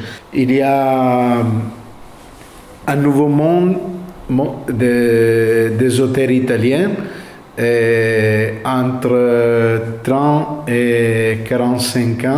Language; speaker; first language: French; non-native, fluent; Italian